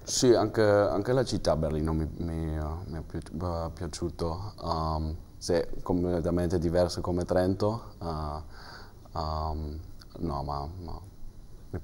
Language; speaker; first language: Italian; non-native, learner; German